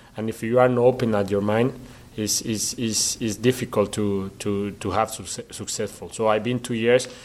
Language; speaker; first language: English; non-native, learner; Spanish